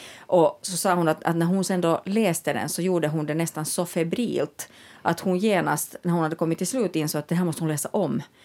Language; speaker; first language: Swedish; native; Swedish